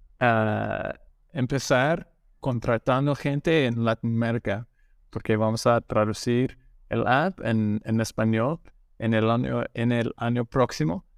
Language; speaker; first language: Spanish; non-native, learner; English